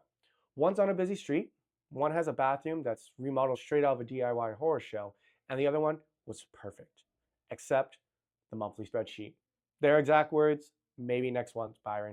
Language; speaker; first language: English; native; English